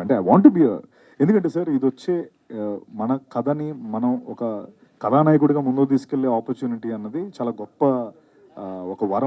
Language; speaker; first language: Telugu; native; Telugu